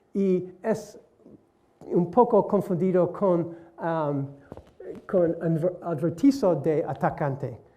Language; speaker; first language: Spanish; non-native, learner; English